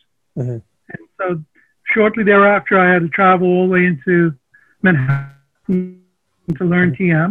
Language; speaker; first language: English; early bilingual, other home language; Armenian